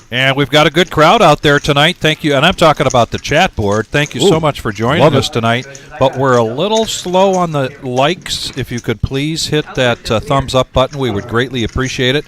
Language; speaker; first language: English; native; English